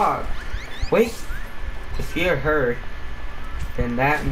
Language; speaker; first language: English; native; English